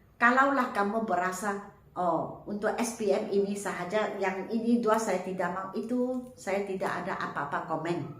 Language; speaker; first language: Malay; non-native, local second language; Chinese